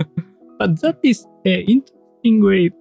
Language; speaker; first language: English; non-native, learner; Japanese